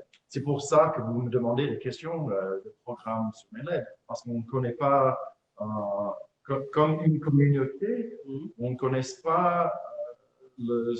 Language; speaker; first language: French; non-native, fluent; English